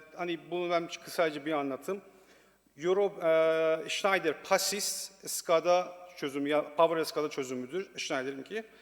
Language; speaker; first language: Turkish; non-native, learner; Persian